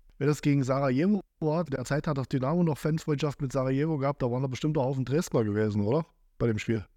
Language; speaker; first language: German; native; German